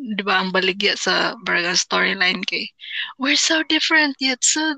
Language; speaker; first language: English; non-native, local second language; Cebuano